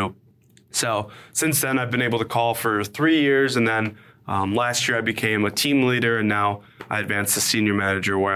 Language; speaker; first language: English; native; English